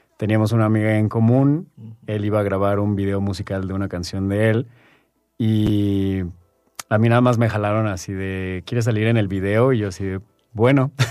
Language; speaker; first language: Spanish; native; Spanish